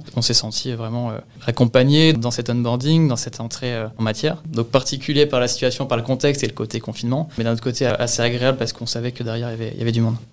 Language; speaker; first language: French; native; French